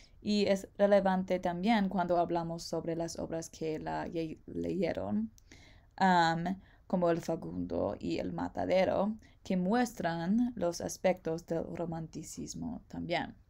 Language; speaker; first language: Spanish; non-native, learner; English